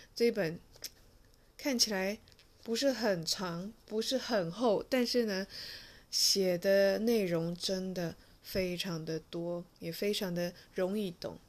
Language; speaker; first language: Chinese; non-native, fluent; Japanese